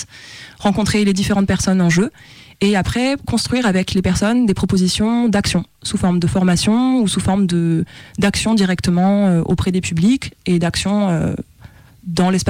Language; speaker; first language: French; native; French